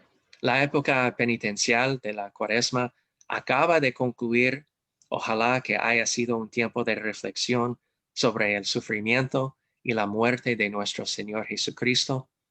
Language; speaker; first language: Spanish; non-native, fluent; English